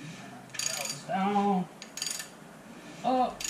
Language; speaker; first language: English; native; English